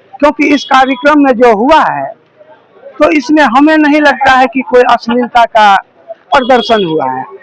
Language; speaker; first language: Hindi; native; Hindi